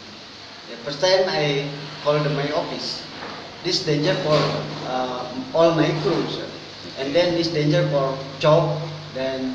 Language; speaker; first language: English; non-native, learner; Indonesian